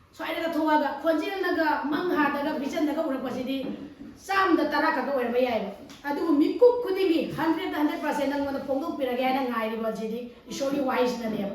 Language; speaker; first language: Manipuri; native; Manipuri